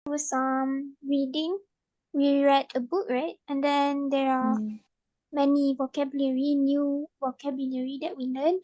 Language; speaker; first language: English; non-native, local second language; Malay